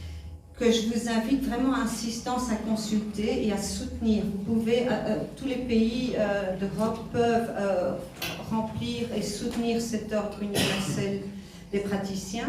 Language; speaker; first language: French; native; French